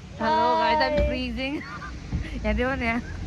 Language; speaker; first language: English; non-native, local second language; Nepali